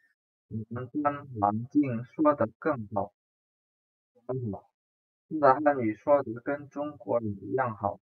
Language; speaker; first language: Chinese; non-native, fluent; Indonesian